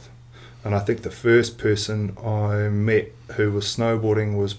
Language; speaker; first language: English; native; English